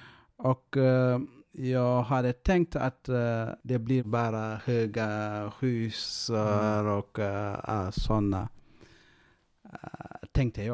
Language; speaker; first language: Swedish; non-native, fluent; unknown